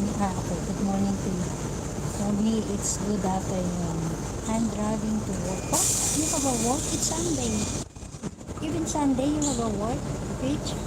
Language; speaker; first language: English; non-native, local second language; Filipino